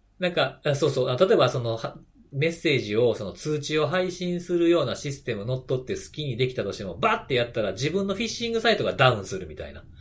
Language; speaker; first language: Japanese; native; Japanese